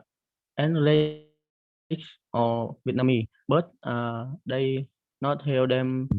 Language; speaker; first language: English; non-native, learner; Khmer